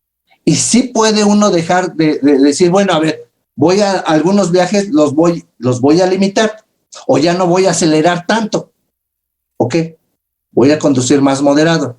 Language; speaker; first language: Spanish; native; Spanish